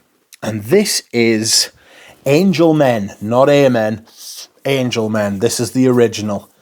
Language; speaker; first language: English; native; English